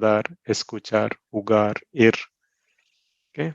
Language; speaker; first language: Spanish; non-native, learner; Malayalam